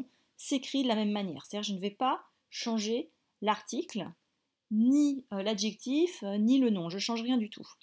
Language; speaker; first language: French; native; French